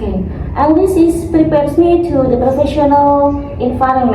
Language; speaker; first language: English; non-native, learner; Indonesian